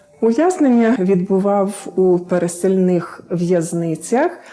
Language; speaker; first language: Ukrainian; native; Ukrainian